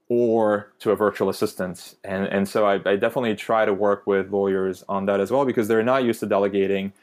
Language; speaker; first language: English; non-native, fluent; Turkish